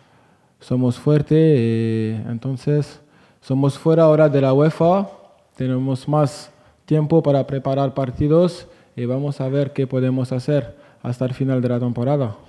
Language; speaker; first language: Spanish; non-native, fluent; French